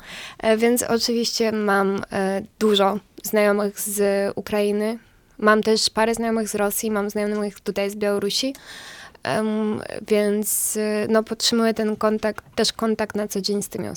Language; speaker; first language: Polish; non-native, fluent; Ukrainian